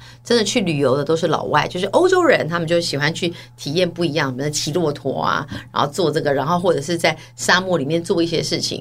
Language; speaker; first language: Chinese; native; Chinese